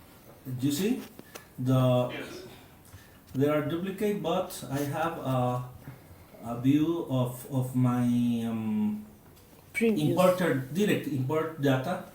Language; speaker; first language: English; non-native, learner; Spanish